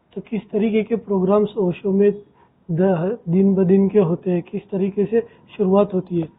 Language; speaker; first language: Hindi; non-native, local second language; Marathi